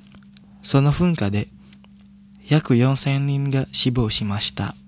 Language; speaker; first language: Japanese; non-native, fluent; Indonesian